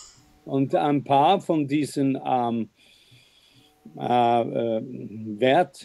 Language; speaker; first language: German; non-native, fluent; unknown